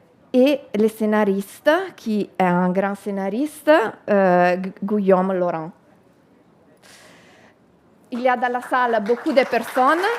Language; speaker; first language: French; non-native, learner; Italian